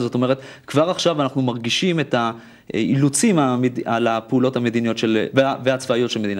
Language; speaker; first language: Hebrew; native; Hebrew